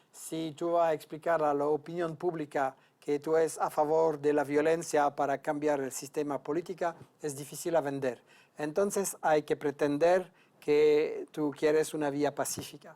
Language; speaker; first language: Spanish; non-native, fluent; French